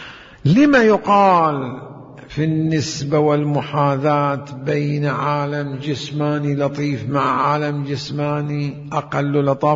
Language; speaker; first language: Arabic; native; Arabic